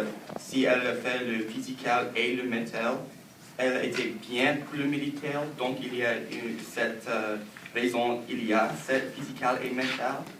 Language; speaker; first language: French; non-native, learner; English